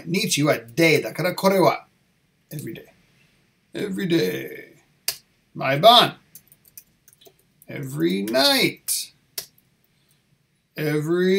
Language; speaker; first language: Japanese; non-native, learner; English